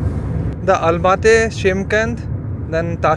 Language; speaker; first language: English; non-native, local second language; Hindi